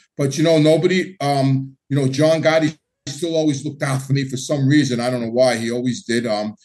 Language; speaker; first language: English; native; English